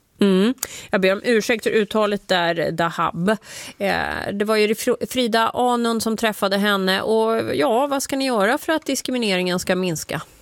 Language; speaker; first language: Swedish; native; Swedish